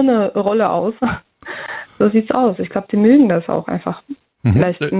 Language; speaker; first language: German; early bilingual, other home language; Russian